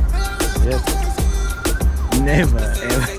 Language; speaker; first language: English; non-native, learner; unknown